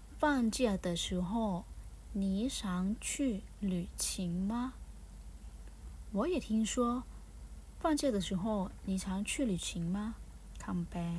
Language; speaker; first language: Chinese; non-native, fluent; Thai